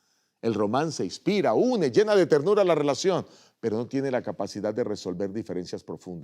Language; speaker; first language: Spanish; native; Spanish